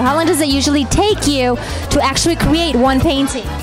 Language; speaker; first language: English; early bilingual, other home language; Spanish